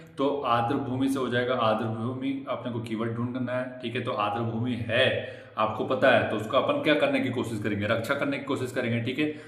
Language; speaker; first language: Hindi; native; Hindi